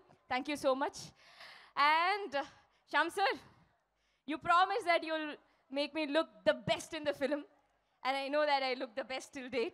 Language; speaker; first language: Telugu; non-native, fluent; Malayalam